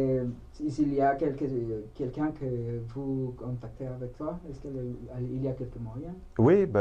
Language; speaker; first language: French; non-native, learner; Spanish